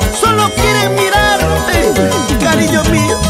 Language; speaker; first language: Spanish; native; Spanish